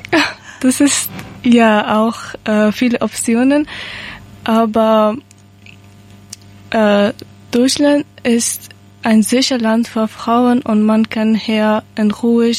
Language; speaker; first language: German; non-native, learner; Persian